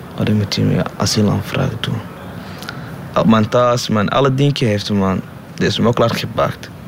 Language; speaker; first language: Dutch; non-native, learner; Somali